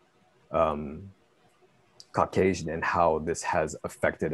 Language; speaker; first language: English; native; English